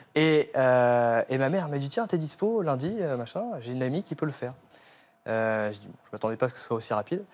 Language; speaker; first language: French; native; French